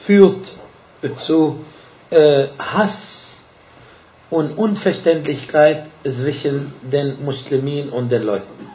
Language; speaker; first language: German; non-native, fluent; Arabic